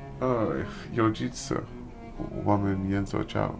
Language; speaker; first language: Chinese; non-native, learner; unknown